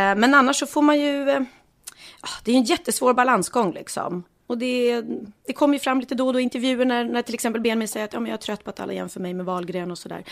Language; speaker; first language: Swedish; native; Swedish